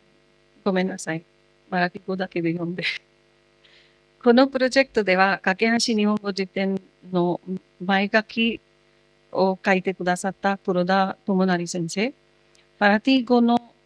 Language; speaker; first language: Japanese; non-native, fluent; Marathi